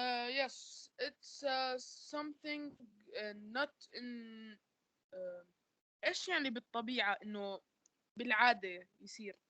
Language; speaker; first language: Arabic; native; Arabic